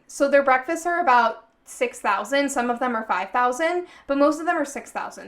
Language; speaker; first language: English; native; English